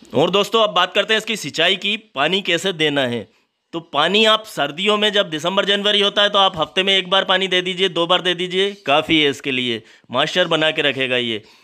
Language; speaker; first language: Hindi; native; Hindi